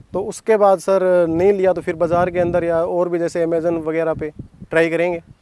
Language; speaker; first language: Hindi; native; Hindi